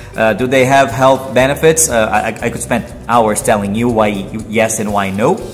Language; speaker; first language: English; non-native, fluent; Portuguese